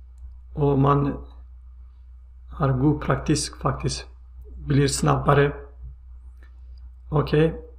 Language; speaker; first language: Swedish; non-native, fluent; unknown